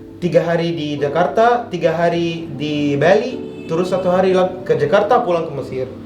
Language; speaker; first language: Indonesian; non-native, fluent; Arabic